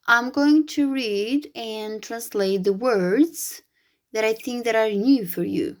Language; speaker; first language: English; non-native, fluent; Albanian